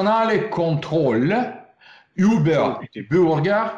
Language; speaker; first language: German; non-native, learner; Russian